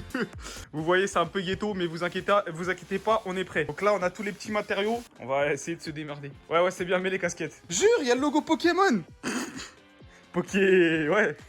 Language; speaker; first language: French; native; French